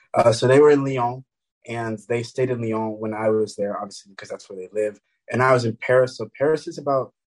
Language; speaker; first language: English; early bilingual, other home language; French